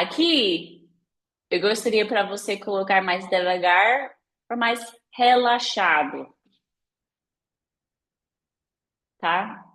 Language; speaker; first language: Portuguese; non-native, fluent; English